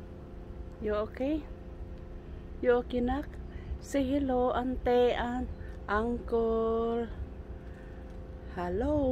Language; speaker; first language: English; non-native, learner; Filipino